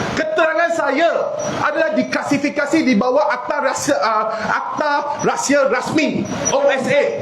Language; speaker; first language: Malay; non-native, local second language; Chinese